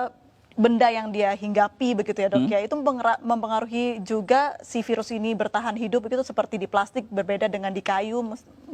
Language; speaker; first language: Indonesian; native; Indonesian